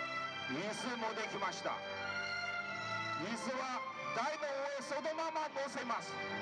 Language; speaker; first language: Japanese; non-native, learner; Chinese